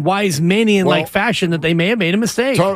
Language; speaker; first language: English; native; English